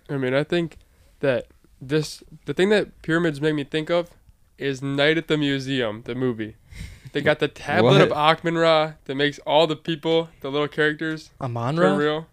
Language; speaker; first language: English; native; English